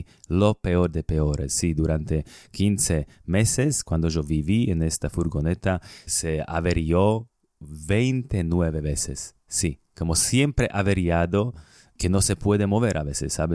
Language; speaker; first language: Spanish; non-native, fluent; Slovak